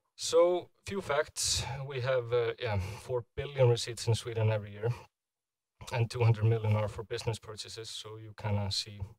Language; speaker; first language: English; non-native, fluent; Icelandic